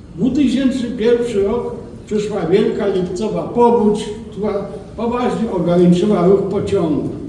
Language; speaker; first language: Polish; native; Polish